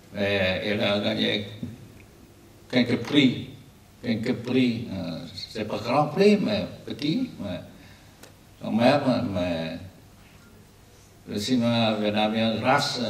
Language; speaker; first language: French; non-native, learner; Vietnamese